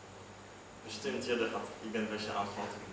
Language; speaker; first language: German; non-native, fluent; Polish